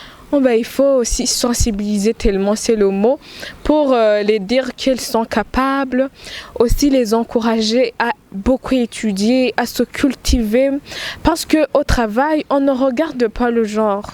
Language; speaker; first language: French; non-native, local second language; Rundi